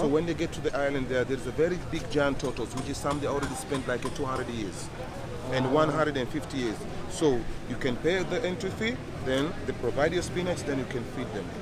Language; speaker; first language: English; non-native, local second language; Swahili